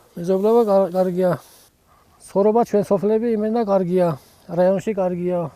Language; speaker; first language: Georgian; non-native, local second language; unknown